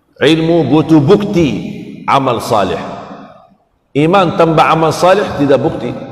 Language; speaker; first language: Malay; non-native, fluent; Arabic